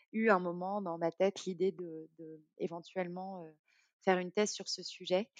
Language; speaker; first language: French; native; French